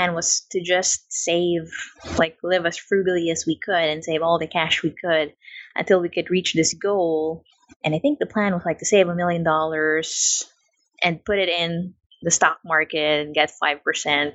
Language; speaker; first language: English; non-native, local second language; Filipino